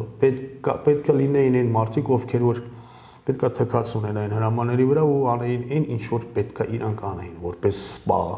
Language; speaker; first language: Armenian; early bilingual, heritage; Armenian